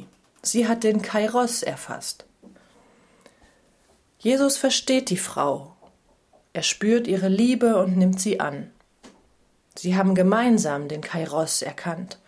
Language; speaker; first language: German; native; German